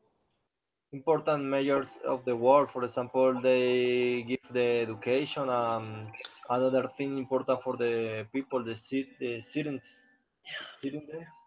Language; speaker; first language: English; non-native, learner; Spanish